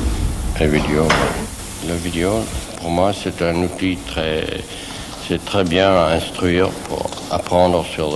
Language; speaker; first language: French; non-native, fluent; Swiss German